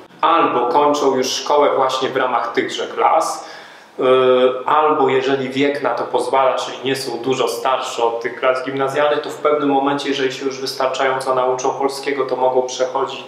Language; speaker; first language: Polish; native; Polish